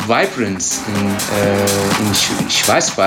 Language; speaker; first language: German; non-native, learner; Turkish